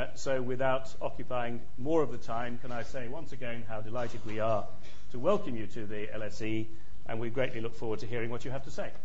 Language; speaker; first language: English; native; English